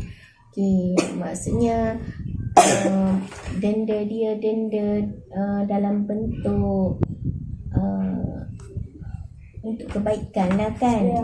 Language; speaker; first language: Malay; native; Malay